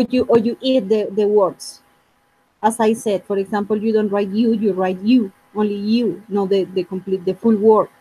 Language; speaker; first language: English; non-native, fluent; Spanish